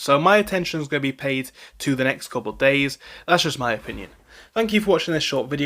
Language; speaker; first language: English; native; English